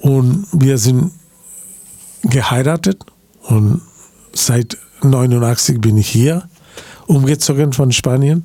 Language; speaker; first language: German; non-native, learner; Bangla